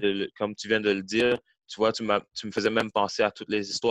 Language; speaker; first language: French; early bilingual, heritage; French